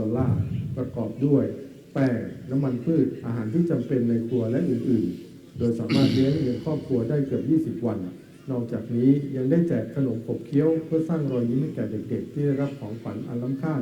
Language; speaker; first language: Thai; native; Thai